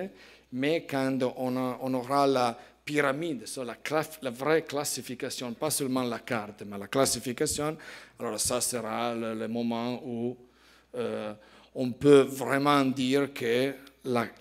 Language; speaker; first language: French; non-native, fluent; Italian